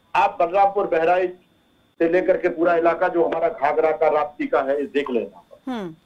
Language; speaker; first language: Hindi; native; Hindi